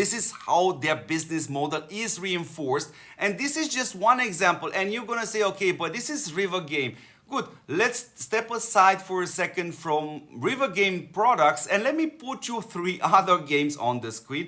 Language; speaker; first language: English; non-native, fluent; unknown